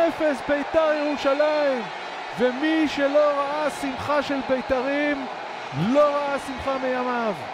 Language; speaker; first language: Hebrew; native; Hebrew